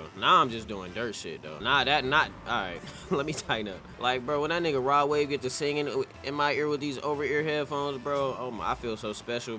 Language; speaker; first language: English; native; English